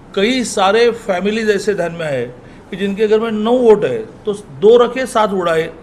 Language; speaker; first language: Hindi; non-native, local second language; Marathi